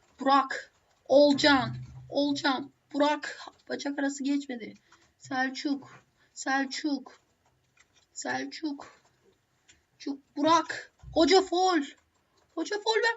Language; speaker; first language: Turkish; native; Turkish